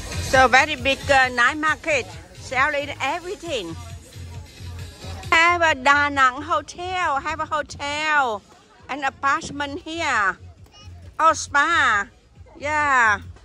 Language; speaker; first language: English; non-native, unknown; Vietnamese